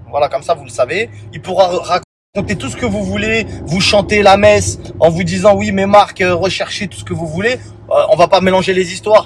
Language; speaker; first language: French; native; French